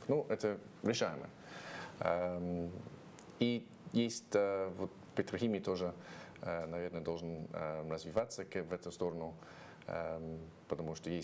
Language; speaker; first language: Russian; non-native, fluent; English